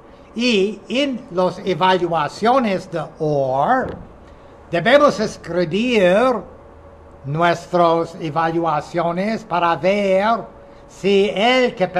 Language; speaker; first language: Spanish; non-native, fluent; English